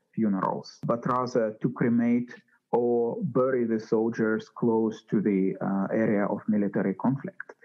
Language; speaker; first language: English; non-native, fluent; Ukrainian